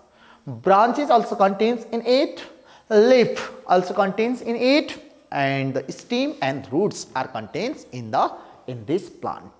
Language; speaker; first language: English; non-native, local second language; Nepali